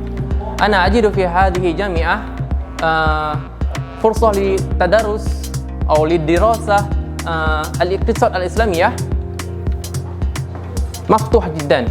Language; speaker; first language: Arabic; non-native, learner; Indonesian